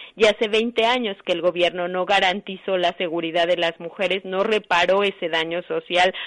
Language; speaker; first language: Spanish; native; Spanish